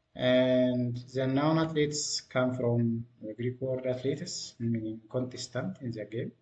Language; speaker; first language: English; non-native, local second language; Amharic